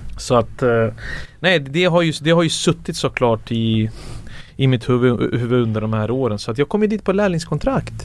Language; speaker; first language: Swedish; early bilingual, other home language; Serbian